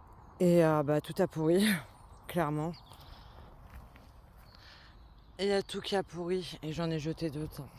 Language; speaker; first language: French; native; French